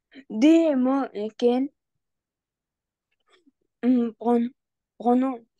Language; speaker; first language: French; non-native, learner; Arabic